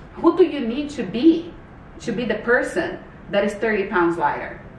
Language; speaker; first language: English; non-native, fluent; Portuguese